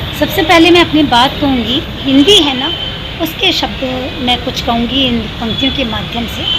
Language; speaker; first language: Hindi; native; Hindi